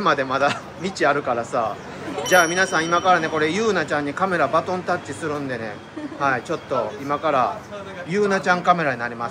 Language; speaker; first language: Japanese; native; Japanese